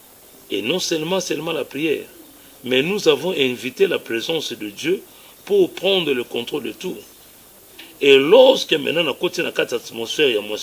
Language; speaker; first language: French; non-native, local second language; Lingala